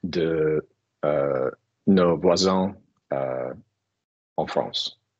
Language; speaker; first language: French; non-native, fluent; English